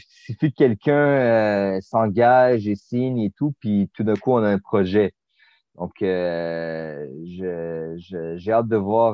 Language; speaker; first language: French; native; French